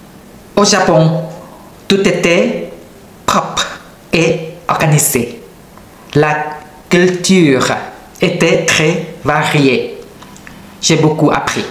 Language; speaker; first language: French; non-native, learner; Thai